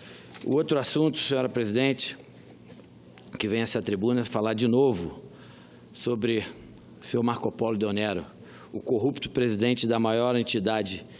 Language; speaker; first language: Portuguese; native; Portuguese